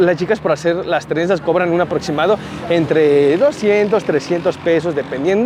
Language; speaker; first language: Spanish; native; Spanish